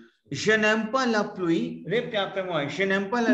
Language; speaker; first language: French; non-native, fluent; Hindi